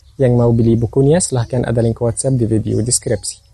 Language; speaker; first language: Indonesian; non-native, fluent; Arabic